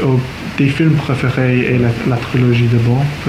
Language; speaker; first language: French; non-native, learner; English